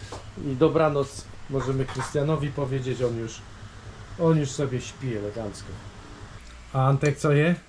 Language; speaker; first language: Polish; native; Polish